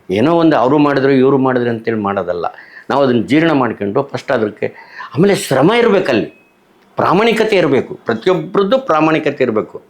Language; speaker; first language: Kannada; native; Kannada